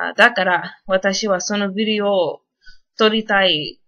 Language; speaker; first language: Japanese; non-native, learner; English